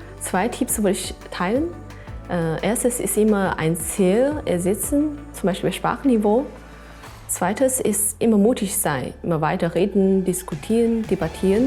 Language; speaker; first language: German; non-native, fluent; Chinese